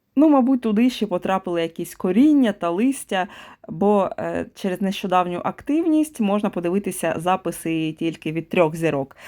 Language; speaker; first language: Ukrainian; native; Ukrainian